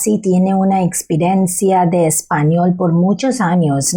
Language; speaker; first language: Spanish; non-native, learner; Bangla